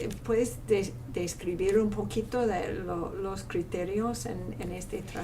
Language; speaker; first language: Spanish; non-native, fluent; English